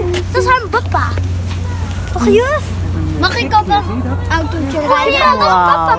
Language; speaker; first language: Dutch; early bilingual, other home language; Indonesian